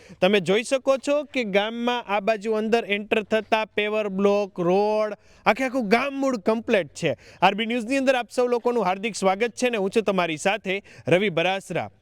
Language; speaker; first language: Gujarati; native; Gujarati